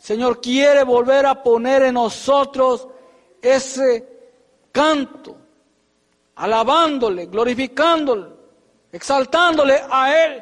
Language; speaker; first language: Spanish; native; Spanish